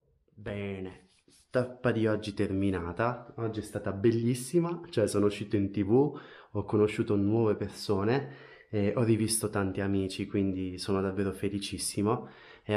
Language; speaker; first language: Italian; native; Italian